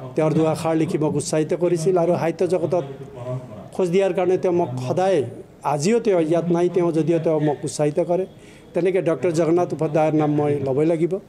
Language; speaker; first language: Assamese; non-native, local second language; Nepali